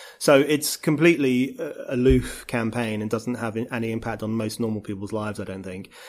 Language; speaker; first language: English; native; English